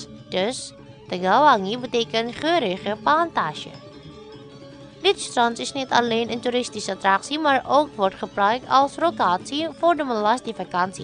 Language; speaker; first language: Dutch; non-native, learner; Indonesian